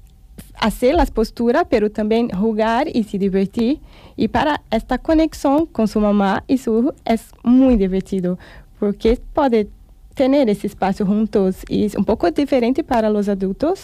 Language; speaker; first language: Spanish; non-native, learner; Portuguese